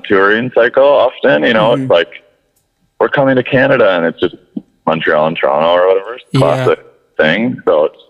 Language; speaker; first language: English; native; English